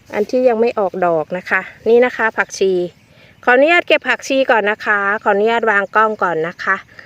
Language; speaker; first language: Thai; non-native, local second language; Northeastern Thai